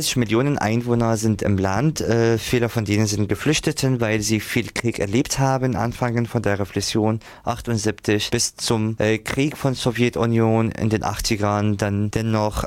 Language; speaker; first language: German; non-native, fluent; Arabic